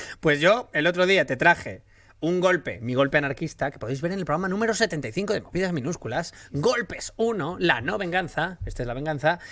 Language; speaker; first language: Spanish; native; Spanish